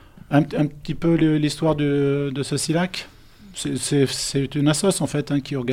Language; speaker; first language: French; native; French